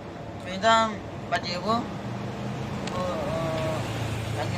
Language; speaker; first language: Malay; non-native, learner; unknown